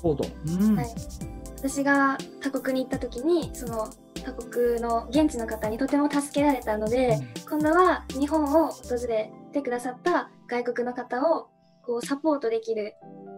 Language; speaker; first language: Japanese; native; Japanese